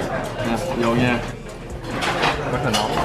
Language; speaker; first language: Vietnamese; early bilingual, heritage; Vietnamese